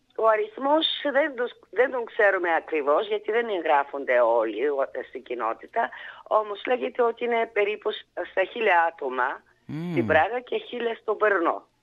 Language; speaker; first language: Greek; early bilingual, heritage; Greek